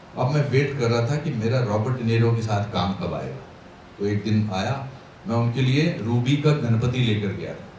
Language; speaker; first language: Hindi; native; Hindi